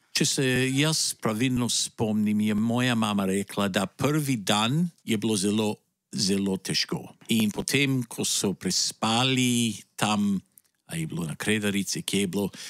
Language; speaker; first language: Slovenian; early bilingual, heritage; Slovenian